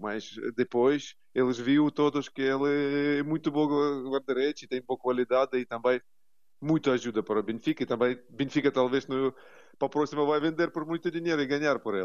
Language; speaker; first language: Portuguese; non-native, learner; Ukrainian